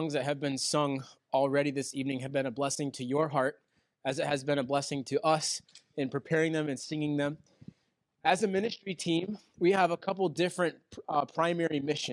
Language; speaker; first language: English; native; English